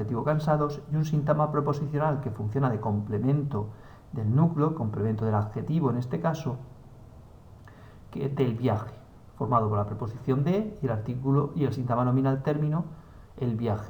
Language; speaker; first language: Spanish; native; Spanish